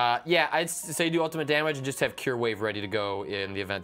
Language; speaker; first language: English; native; English